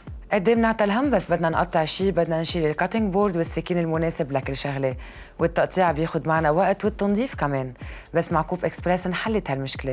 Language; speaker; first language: Arabic; native; Arabic